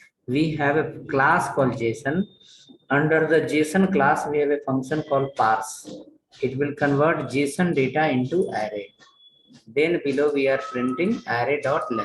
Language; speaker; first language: English; non-native, local second language; Telugu